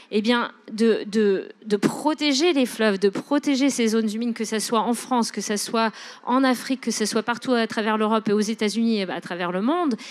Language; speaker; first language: French; non-native, local second language; English